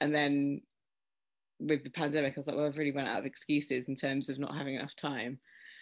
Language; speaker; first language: English; native; English